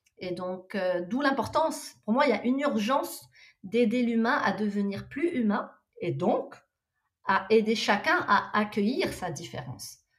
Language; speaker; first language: French; non-native, local second language; Arabic